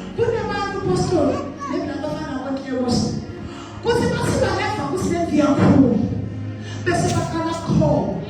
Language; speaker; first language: Zulu; non-native, local second language; Swati